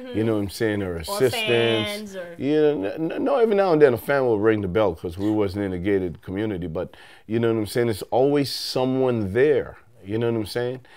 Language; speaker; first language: English; native; English